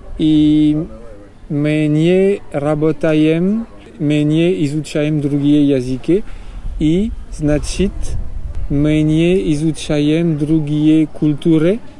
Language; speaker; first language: Russian; non-native, learner; French